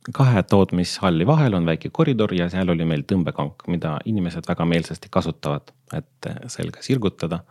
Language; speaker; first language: Estonian; non-native, local second language; Russian